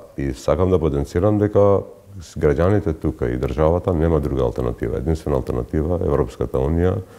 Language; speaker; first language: Macedonian; non-native, local second language; Albanian